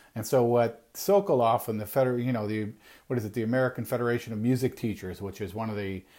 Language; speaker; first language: English; native; English